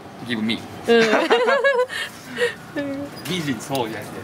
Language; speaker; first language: English; non-native, learner; Japanese